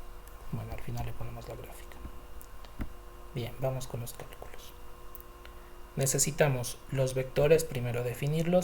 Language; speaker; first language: Spanish; native; Spanish